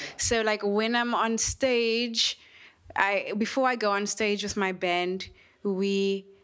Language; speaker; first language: English; native; English